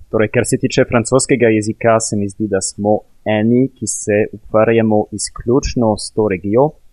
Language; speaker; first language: Slovenian; non-native, fluent; French